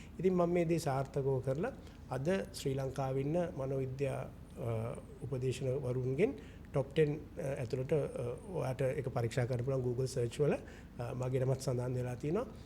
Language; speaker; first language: Sinhala; non-native, local second language; Malay